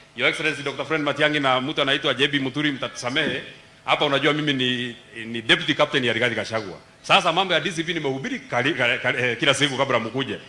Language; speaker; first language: Swahili; non-native, local second language; Kikuyu